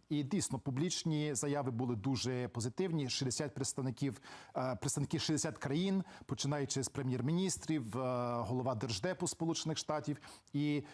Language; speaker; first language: Ukrainian; early bilingual, heritage; Ukrainian